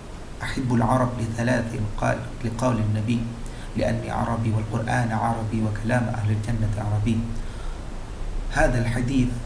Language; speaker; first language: Arabic; non-native, fluent; Indonesian